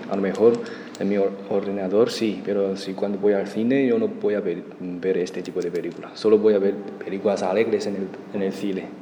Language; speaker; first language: Spanish; non-native, fluent; Chinese